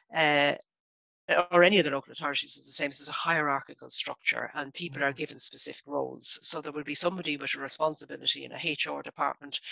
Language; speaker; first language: English; native; English